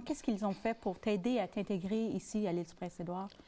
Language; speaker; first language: French; native; French